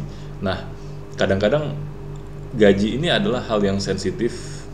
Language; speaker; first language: Indonesian; native; Indonesian